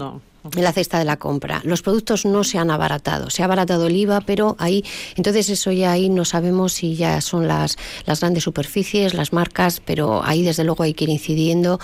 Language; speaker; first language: Spanish; native; Spanish